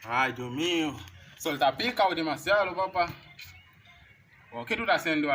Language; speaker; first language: Spanish; non-native, learner; Haitian Creole